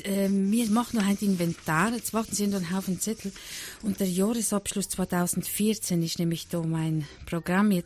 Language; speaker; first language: German; native; German